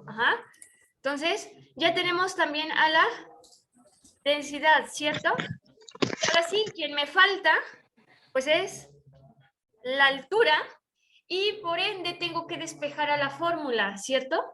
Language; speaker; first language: Spanish; native; Spanish